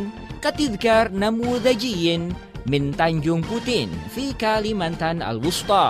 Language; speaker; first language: Arabic; non-native, fluent; Indonesian